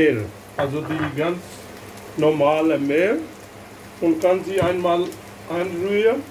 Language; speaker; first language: German; non-native, learner; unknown